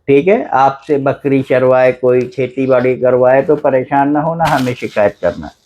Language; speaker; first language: Hindi; native; Hindi